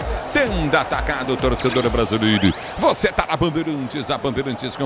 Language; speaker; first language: Portuguese; native; Portuguese